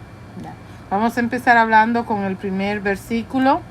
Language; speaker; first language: Spanish; early bilingual, heritage; Spanish